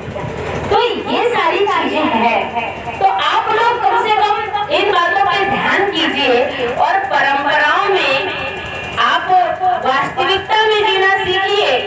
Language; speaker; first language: Hindi; native; Hindi